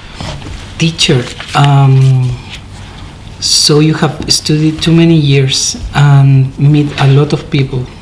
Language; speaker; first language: English; non-native, fluent; Spanish